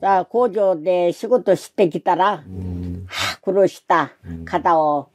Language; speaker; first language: Japanese; non-native, learner; Korean